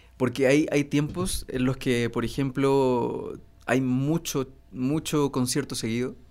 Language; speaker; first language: Spanish; native; Spanish